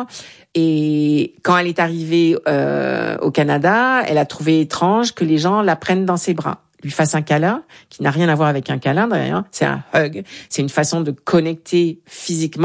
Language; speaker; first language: French; native; French